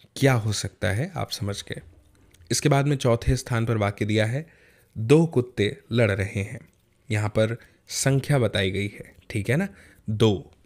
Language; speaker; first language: Hindi; native; Hindi